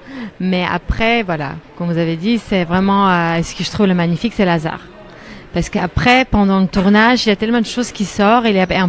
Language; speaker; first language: French; non-native, fluent; Armenian